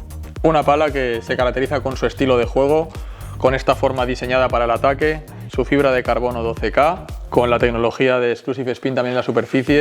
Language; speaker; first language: Spanish; native; Spanish